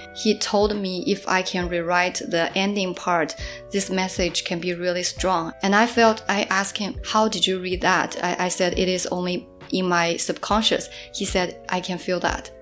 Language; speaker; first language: English; non-native, fluent; Chinese